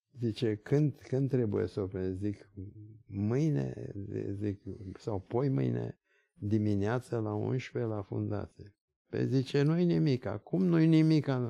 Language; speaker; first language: Romanian; early bilingual, other home language; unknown